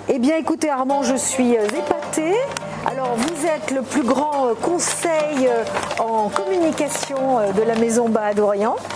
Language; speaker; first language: French; native; French